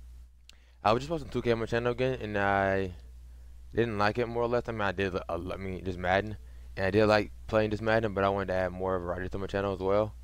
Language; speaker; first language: English; native; English